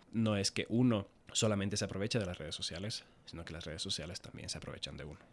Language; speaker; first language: Spanish; native; Spanish